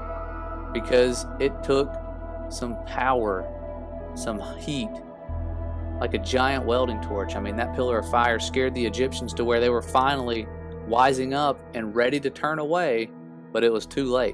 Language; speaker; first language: English; native; English